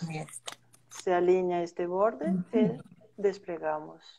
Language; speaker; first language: Spanish; non-native, fluent; Portuguese